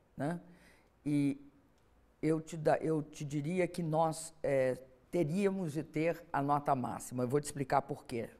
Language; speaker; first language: Portuguese; native; Portuguese